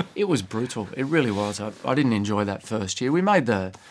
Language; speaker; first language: English; native; English